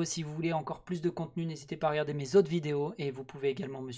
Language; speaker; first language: French; native; French